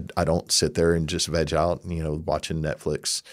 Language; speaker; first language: English; native; English